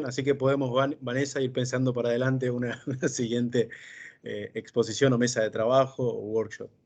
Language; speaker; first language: Spanish; native; Spanish